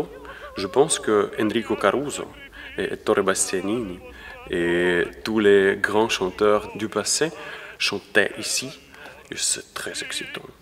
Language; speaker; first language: French; non-native, learner; Ukrainian